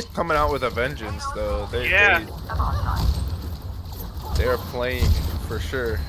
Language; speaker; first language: English; native; English